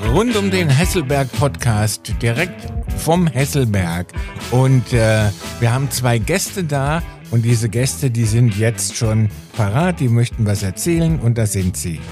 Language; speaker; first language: German; native; German